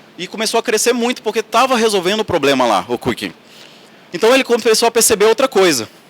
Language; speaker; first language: Portuguese; native; Portuguese